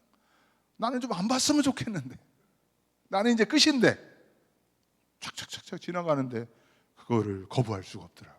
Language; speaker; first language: Korean; native; Korean